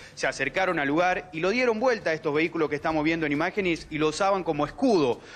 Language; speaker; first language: Spanish; native; Spanish